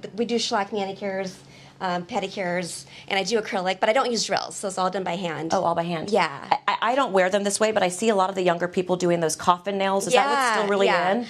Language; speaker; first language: English; native; English